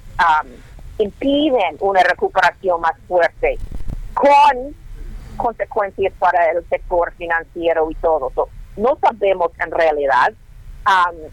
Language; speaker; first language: Spanish; non-native, learner; English